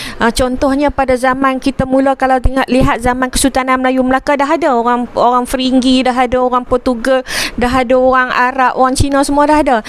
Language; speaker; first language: Malay; native; Malay